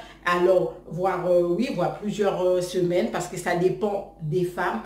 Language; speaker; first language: French; non-native, local second language; Haitian Creole